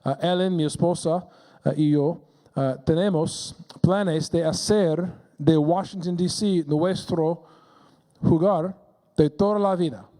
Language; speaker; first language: Spanish; non-native, learner; English